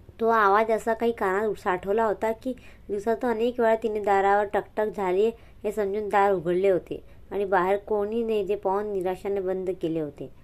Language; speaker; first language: Marathi; non-native, local second language; Hindi